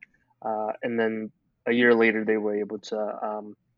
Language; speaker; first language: English; native; English